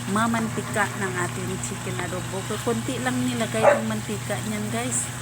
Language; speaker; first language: Filipino; non-native, local second language; Hiligaynon